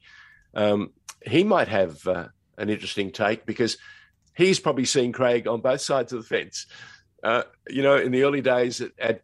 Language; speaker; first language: English; native; English